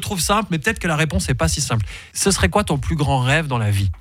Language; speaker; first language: French; native; French